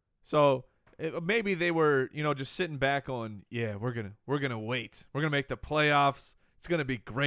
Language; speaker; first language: English; native; English